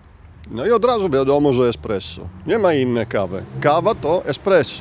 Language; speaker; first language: Polish; non-native, learner; Italian